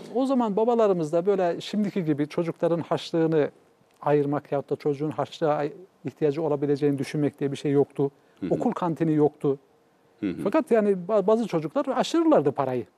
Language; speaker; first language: Turkish; native; Turkish